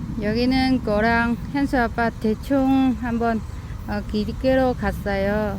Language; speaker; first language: Korean; non-native, learner; Vietnamese